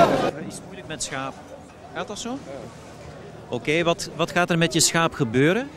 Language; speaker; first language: Dutch; native; Dutch